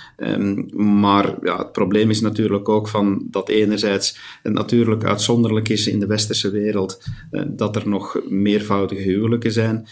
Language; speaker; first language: Dutch; native; Dutch